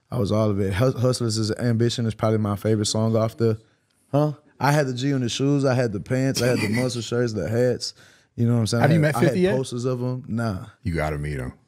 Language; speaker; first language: English; native; English